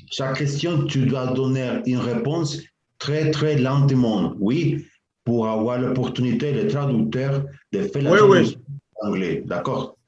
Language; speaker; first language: French; non-native, learner; Spanish